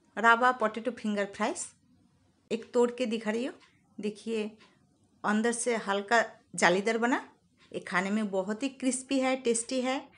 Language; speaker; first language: Hindi; non-native, local second language; Bangla